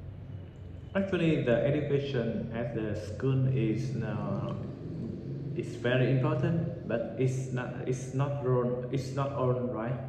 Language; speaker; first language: English; non-native, learner; Vietnamese